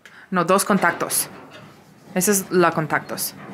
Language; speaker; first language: Spanish; non-native, learner; English